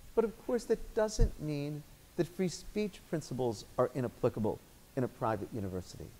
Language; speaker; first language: English; native; English